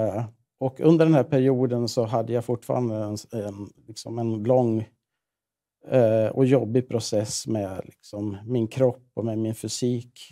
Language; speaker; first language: Swedish; native; Swedish